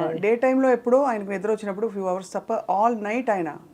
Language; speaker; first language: Telugu; native; Telugu